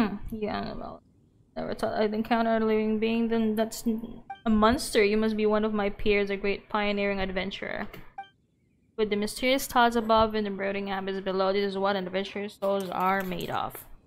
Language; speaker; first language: English; non-native, local second language; Filipino